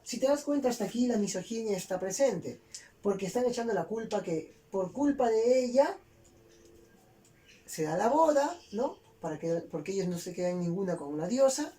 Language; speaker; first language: Spanish; native; Spanish